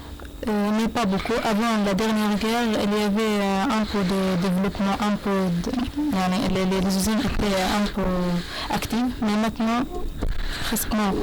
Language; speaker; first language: French; non-native, learner; Arabic